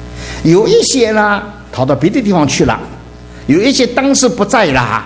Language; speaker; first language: Chinese; native; Chinese